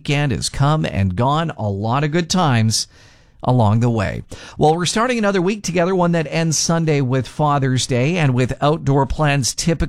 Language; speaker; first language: English; native; English